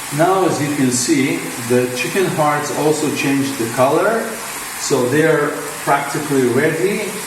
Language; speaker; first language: English; non-native, fluent; Hebrew